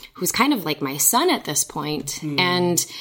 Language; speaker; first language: English; native; English